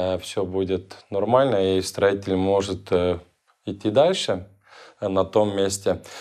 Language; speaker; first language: Russian; non-native, local second language; Estonian